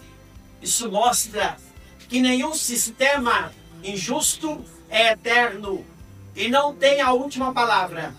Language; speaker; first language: Portuguese; native; Portuguese